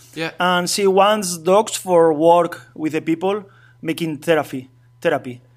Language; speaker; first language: English; non-native, learner; Spanish